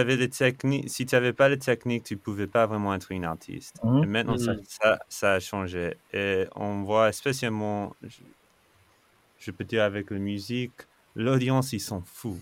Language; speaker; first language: French; non-native, fluent; English